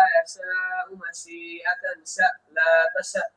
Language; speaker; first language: Arabic; non-native, learner; Bangla